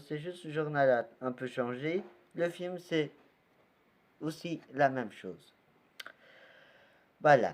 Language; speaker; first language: French; non-native, learner; Portuguese